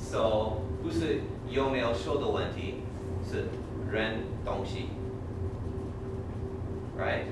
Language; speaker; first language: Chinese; non-native, fluent; English